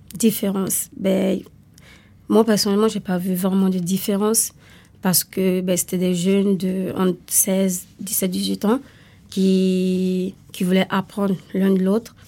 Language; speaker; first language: French; non-native, fluent; Italian